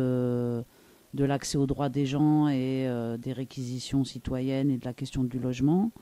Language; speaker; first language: French; native; French